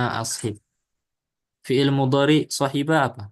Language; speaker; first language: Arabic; non-native, fluent; Indonesian